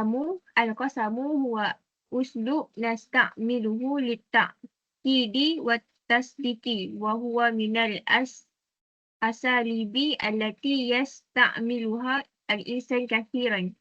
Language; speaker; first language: Arabic; non-native, learner; Malay